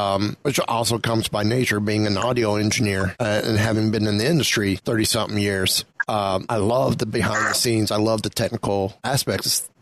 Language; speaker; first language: English; native; English